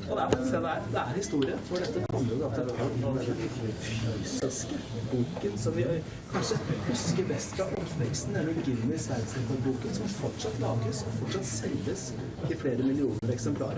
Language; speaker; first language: Norwegian; native; Norwegian